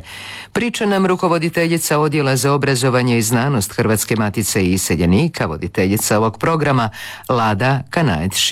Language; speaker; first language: Croatian; native; Croatian